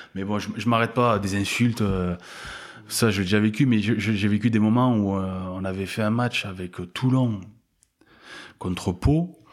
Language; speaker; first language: French; native; French